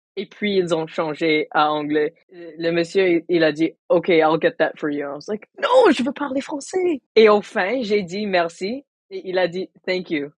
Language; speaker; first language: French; non-native, local second language; Tamil